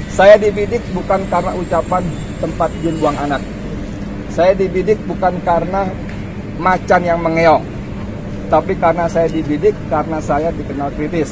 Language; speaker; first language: Indonesian; native; Indonesian